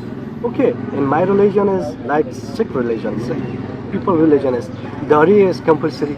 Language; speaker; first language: English; non-native, learner; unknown